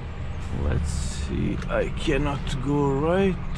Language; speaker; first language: English; non-native, learner; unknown